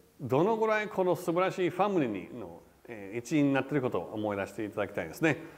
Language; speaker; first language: Japanese; non-native, fluent; English